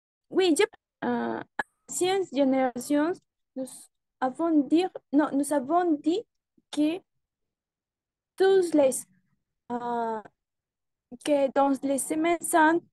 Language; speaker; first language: French; non-native, learner; Spanish